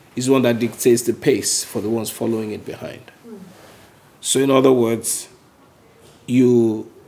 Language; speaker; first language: English; non-native, local second language; Yoruba